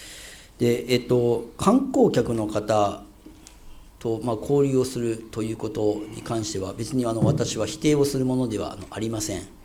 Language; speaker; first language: Japanese; native; Japanese